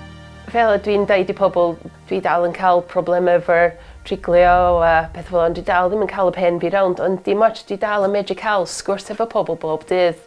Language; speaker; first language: Welsh; non-native, learner; English